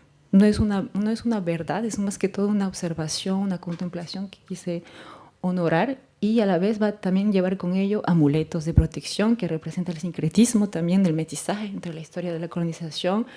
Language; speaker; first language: Spanish; native; Spanish